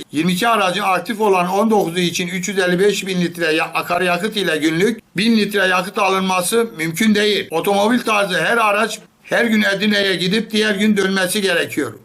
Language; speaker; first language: Turkish; native; Turkish